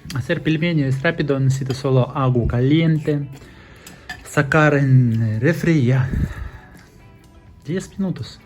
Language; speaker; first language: Spanish; non-native, learner; Russian